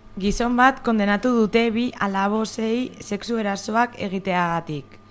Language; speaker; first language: Basque; non-native, local second language; Spanish